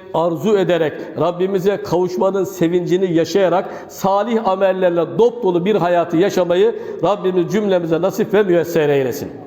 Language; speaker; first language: Turkish; native; Turkish